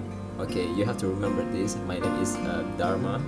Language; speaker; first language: English; non-native, learner; Indonesian